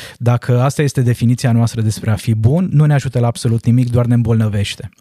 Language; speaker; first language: Romanian; native; Romanian